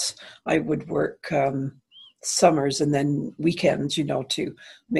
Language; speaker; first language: English; native; English